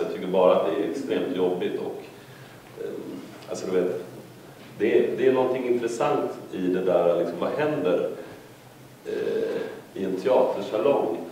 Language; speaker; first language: Swedish; native; Swedish